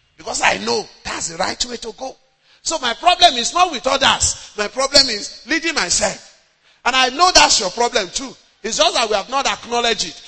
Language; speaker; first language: English; non-native, local second language; Yoruba